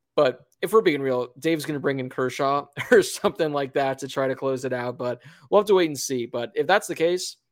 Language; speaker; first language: English; native; English